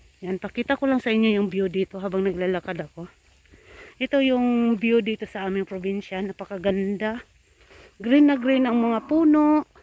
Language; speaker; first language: Filipino; non-native, local second language; Cebuano